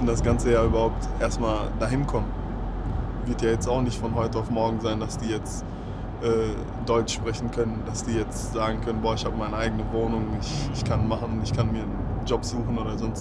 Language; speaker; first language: German; early bilingual, other home language; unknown